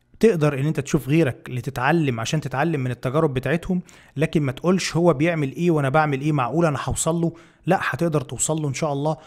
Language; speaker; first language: Arabic; native; Arabic